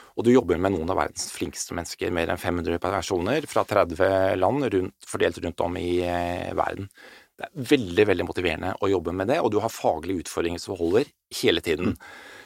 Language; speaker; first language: Norwegian; native; Norwegian